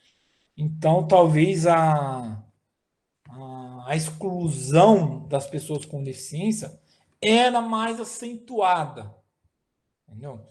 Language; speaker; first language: Portuguese; native; Portuguese